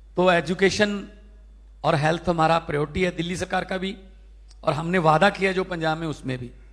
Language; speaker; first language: Hindi; non-native, local second language; Punjabi